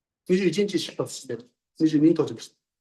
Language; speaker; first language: Japanese; native; Japanese